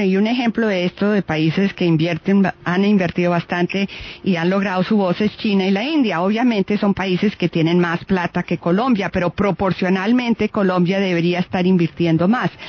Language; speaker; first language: Spanish; native; Spanish